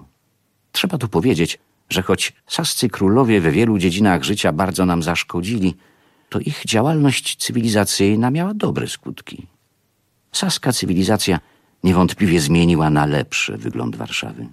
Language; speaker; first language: Polish; native; Polish